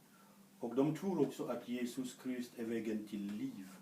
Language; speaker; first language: Swedish; non-native, fluent; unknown